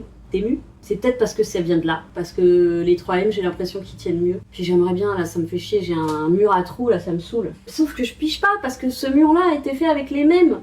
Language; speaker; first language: French; native; French